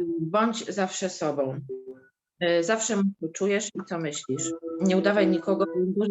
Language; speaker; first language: Polish; native; Polish